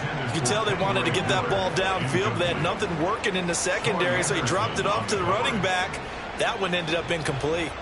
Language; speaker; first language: English; native; English